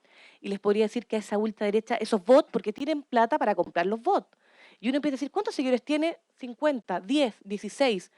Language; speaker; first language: Spanish; native; Spanish